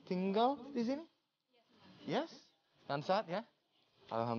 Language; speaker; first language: Indonesian; non-native, learner; Danish